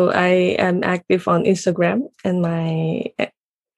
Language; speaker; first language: English; non-native, local second language; Cantonese